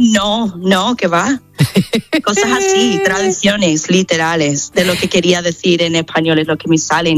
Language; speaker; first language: Spanish; non-native, fluent; English